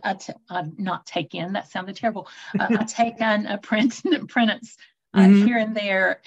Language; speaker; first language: English; native; English